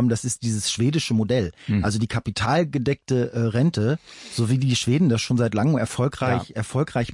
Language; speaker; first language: German; native; German